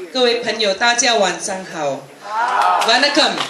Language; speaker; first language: Malay; non-native, local second language; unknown